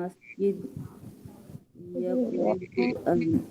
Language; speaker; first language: Arabic; non-native, learner; Divehi